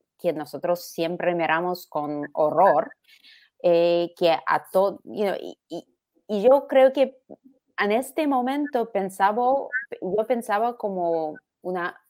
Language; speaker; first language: Spanish; non-native, fluent; Russian